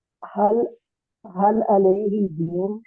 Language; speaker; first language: Arabic; non-native, learner; Urdu